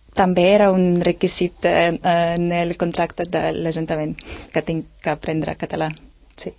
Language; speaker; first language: Catalan; non-native, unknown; Ukrainian